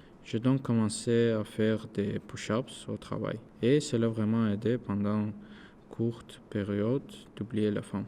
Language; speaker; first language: French; non-native, learner; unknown